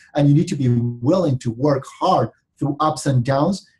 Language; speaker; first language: English; non-native, fluent; Spanish